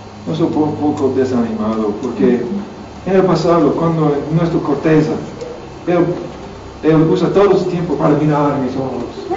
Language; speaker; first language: Spanish; non-native, learner; English